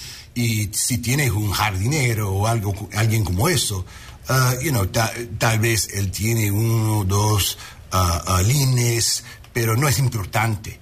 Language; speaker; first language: Spanish; non-native, learner; English